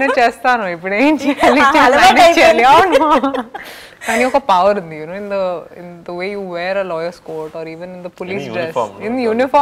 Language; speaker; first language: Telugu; non-native, fluent; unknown